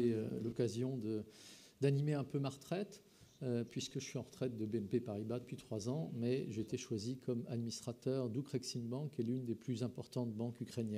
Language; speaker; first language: French; native; French